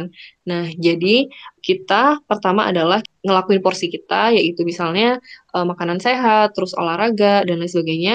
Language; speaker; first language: Indonesian; native; Indonesian